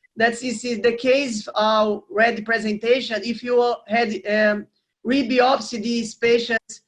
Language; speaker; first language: English; non-native, learner; Portuguese